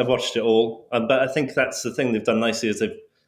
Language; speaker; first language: English; native; English